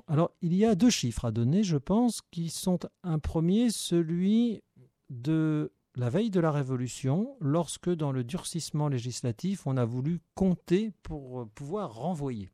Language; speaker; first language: French; native; French